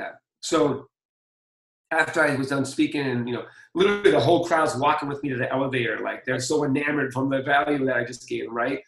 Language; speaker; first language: English; native; English